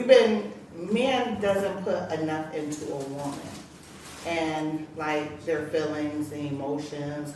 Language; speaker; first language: English; native; English